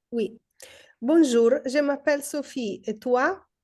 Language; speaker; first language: French; non-native, learner; Polish